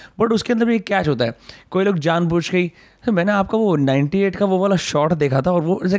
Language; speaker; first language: Hindi; native; Hindi